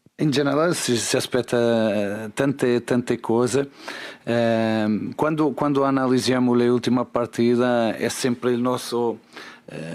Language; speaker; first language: Italian; non-native, learner; Portuguese